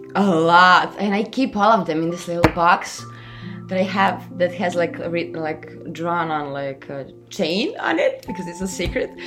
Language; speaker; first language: English; non-native, fluent; Serbian